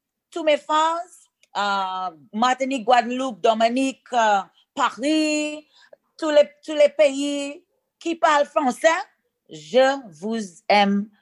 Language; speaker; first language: French; non-native, learner; English